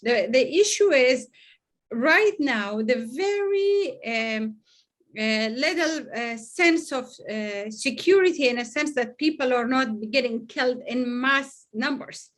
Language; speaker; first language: English; non-native, fluent; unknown